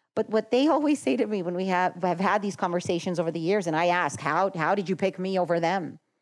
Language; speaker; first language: English; early bilingual, other home language; Macedonian